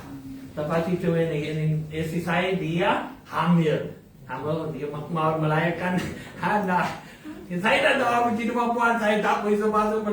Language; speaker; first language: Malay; non-native, fluent; English